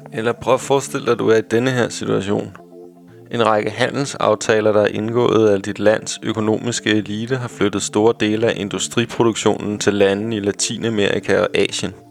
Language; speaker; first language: Danish; native; Danish